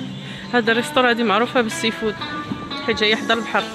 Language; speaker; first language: Arabic; native; Arabic